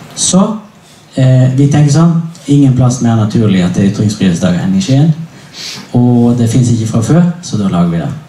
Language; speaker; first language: Norwegian; native; Norwegian